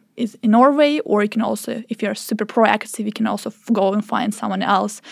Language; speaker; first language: English; non-native, fluent; Ukrainian